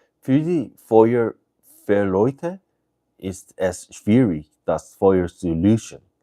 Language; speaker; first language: German; non-native, learner; English